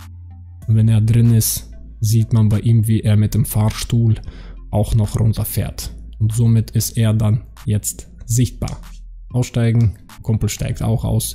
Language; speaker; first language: German; native; German